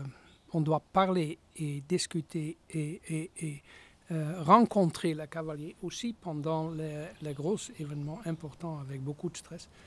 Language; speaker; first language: French; non-native, fluent; Dutch